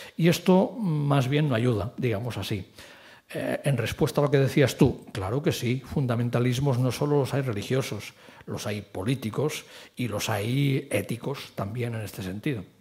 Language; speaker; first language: Spanish; non-native, local second language; Catalan